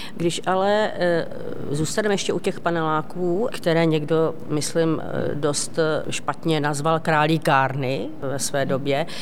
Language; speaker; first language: Czech; native; Czech